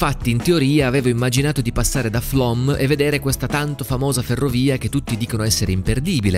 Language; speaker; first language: Italian; native; Italian